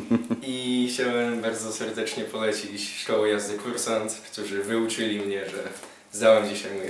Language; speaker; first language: Polish; early bilingual, heritage; Polish